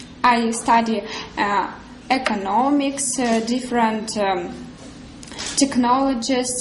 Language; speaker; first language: English; non-native, learner; Russian